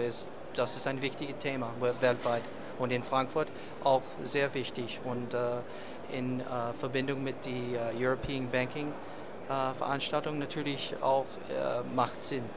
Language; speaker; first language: German; non-native, learner; English